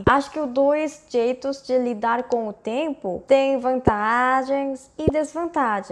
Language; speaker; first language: Portuguese; non-native, fluent; Korean